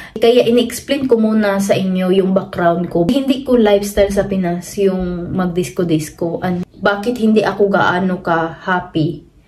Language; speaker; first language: Filipino; non-native, local second language; Cebuano